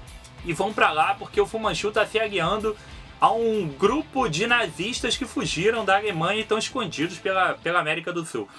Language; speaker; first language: Portuguese; native; Portuguese